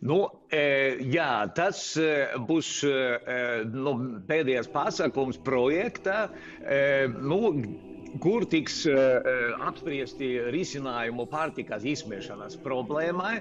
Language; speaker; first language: Latvian; non-native, fluent; Swedish